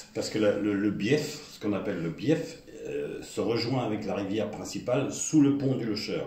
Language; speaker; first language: French; native; French